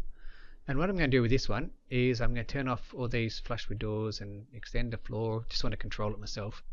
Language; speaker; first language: English; native; English